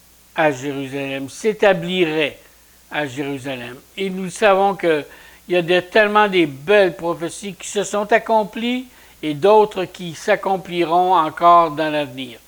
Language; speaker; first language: French; native; French